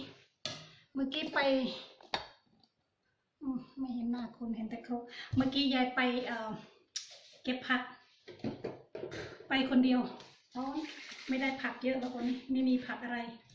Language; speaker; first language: Thai; non-native, local second language; Northeastern Thai